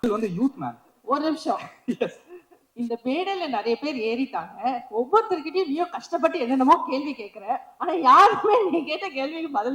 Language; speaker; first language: Tamil; native; Tamil